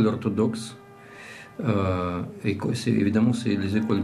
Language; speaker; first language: French; non-native, learner; Russian